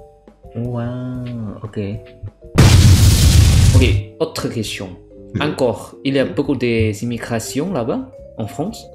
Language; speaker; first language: French; non-native, learner; Indonesian